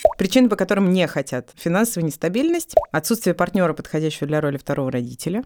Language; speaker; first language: Russian; native; Russian